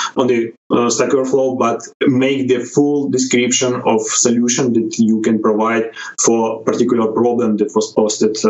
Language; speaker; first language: English; non-native, fluent; Ukrainian